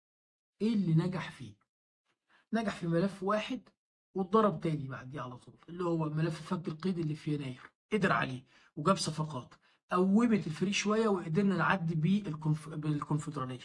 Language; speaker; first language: Arabic; native; Arabic